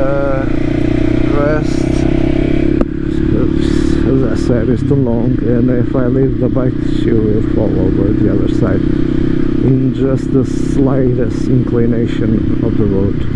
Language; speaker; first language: English; non-native, fluent; Portuguese